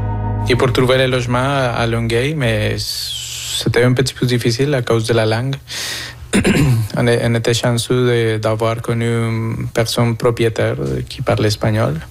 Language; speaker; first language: French; non-native, fluent; Spanish